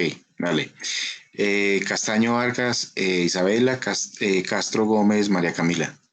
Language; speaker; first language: Spanish; native; Spanish